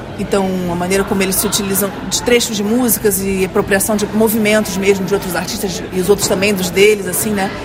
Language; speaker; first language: Portuguese; native; Portuguese